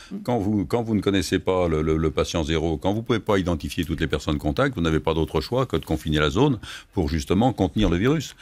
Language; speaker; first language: French; native; French